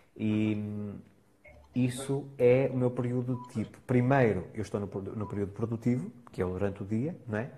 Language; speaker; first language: Portuguese; native; Portuguese